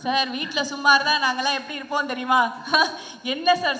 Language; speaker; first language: Tamil; native; Tamil